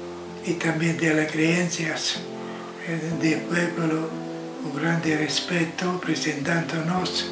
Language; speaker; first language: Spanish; non-native, fluent; Italian